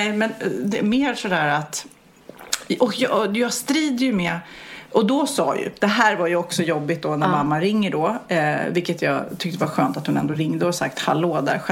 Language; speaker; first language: Swedish; native; Swedish